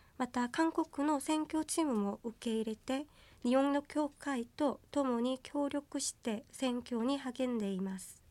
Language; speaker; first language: Japanese; non-native, fluent; Korean